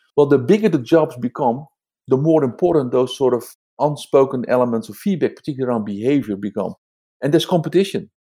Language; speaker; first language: English; non-native, fluent; Dutch